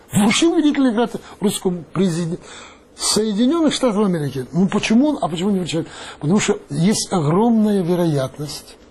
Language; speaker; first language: Russian; non-native, local second language; Ukrainian